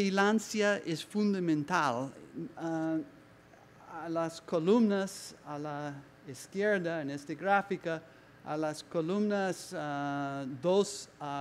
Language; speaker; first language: Spanish; non-native, learner; English